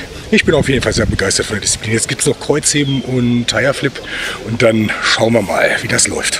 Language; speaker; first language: German; native; German